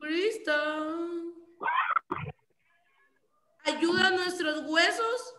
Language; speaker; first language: Spanish; native; Spanish